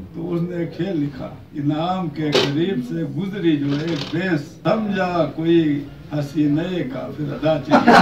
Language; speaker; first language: Urdu; non-native, local second language; Shan